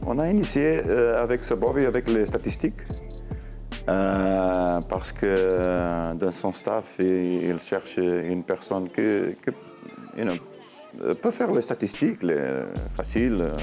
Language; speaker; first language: French; non-native, learner; Portuguese